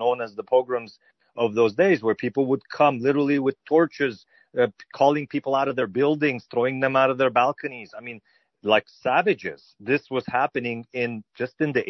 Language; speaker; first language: English; native; English